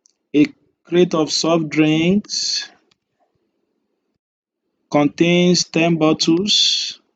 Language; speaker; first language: English; non-native, local second language; Yoruba